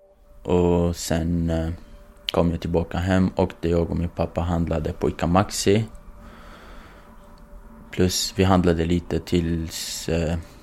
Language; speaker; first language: Swedish; non-native, fluent; Kurdish